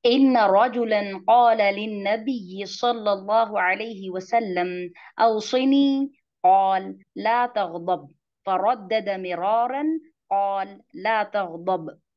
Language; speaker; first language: Arabic; non-native, learner; Urdu